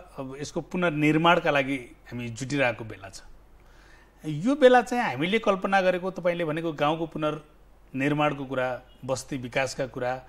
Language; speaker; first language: Nepali; native; Nepali